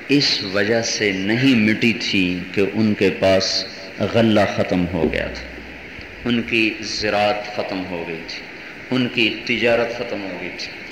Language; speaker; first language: Urdu; non-native, local second language; Punjabi